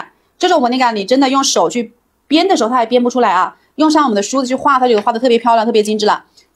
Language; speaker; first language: Chinese; native; Chinese